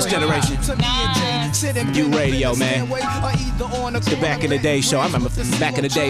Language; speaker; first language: English; native; English